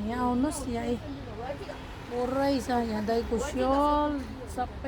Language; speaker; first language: Nepali; non-native, learner; Filipino